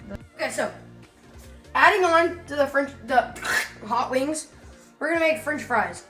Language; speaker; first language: English; native; English